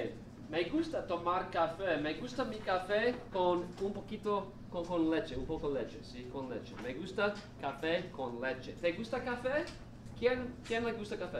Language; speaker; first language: Spanish; non-native, fluent; English